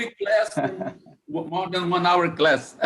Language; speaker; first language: English; non-native, fluent; Portuguese